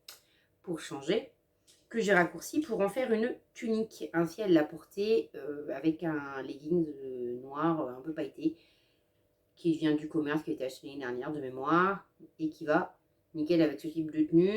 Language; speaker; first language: French; native; French